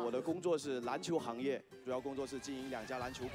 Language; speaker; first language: Chinese; native; Chinese